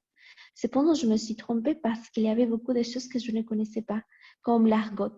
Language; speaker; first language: French; non-native, learner; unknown